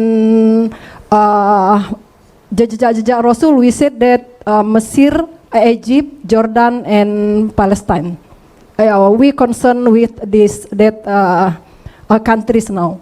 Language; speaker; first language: English; non-native, learner; Indonesian